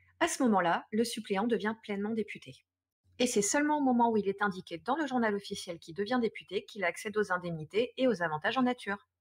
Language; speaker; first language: French; native; French